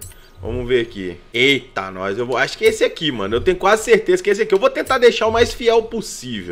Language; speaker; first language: Portuguese; native; Portuguese